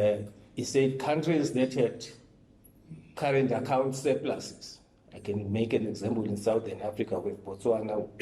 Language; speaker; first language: English; non-native, local second language; Swati